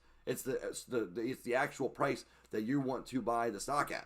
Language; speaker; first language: English; native; English